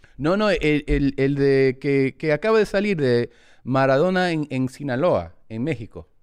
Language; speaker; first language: Spanish; early bilingual, heritage; English